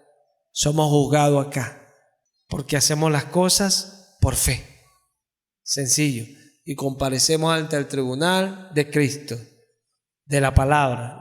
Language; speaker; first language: Spanish; native; Spanish